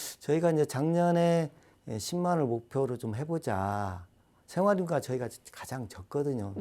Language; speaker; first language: Korean; native; Korean